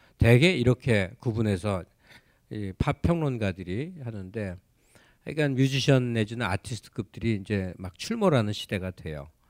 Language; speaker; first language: Korean; native; Korean